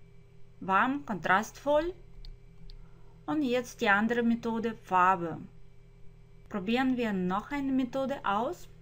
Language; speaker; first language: German; non-native, fluent; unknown